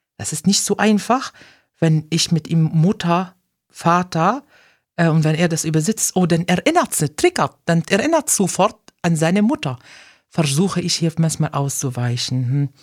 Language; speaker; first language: German; non-native, fluent; Arabic